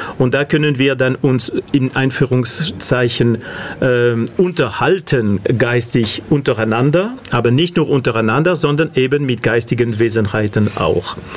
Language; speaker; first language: German; non-native, fluent; Catalan